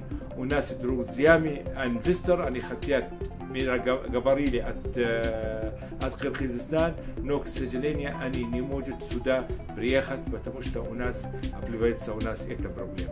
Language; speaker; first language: Russian; non-native, learner; Arabic